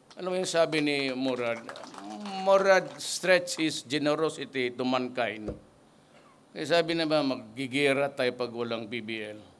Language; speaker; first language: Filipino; non-native, local second language; Cebuano